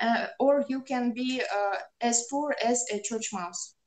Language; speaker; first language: English; non-native, learner; Russian